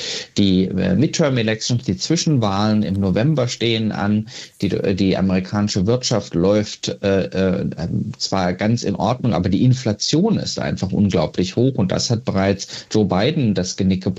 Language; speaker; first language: German; native; German